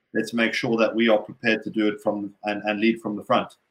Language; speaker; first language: English; native; English